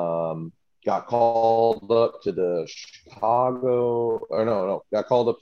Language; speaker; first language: English; native; English